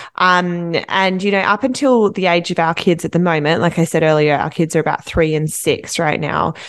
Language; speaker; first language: English; native; English